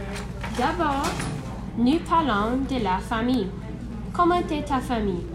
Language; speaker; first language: French; non-native, learner; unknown